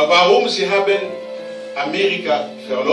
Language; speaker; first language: German; non-native, learner; Romanian